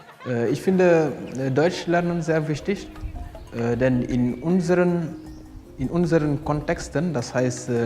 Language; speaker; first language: German; non-native, learner; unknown